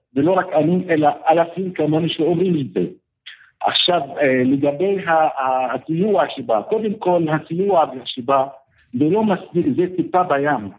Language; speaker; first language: Hebrew; non-native, fluent; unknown